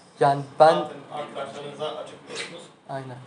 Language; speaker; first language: Turkish; non-native, fluent; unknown